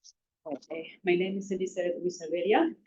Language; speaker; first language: English; non-native, local second language; Spanish